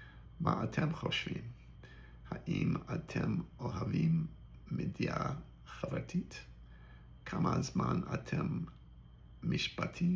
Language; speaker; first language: Hebrew; non-native, learner; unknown